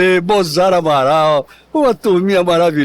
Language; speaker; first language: Portuguese; native; Portuguese